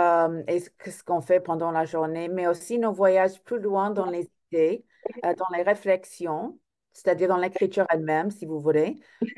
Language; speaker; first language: French; non-native, fluent; English